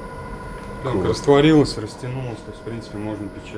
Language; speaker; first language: Russian; native; Russian